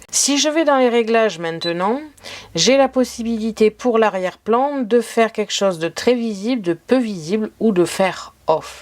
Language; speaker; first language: French; native; French